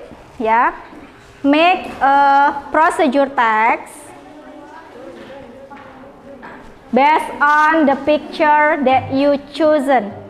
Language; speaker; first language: English; non-native, fluent; Indonesian